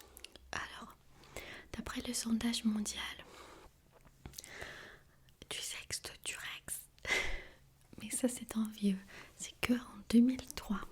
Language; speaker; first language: French; non-native, fluent; Armenian